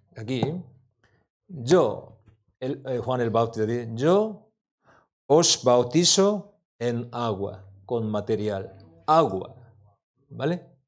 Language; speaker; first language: Spanish; non-native, learner; Korean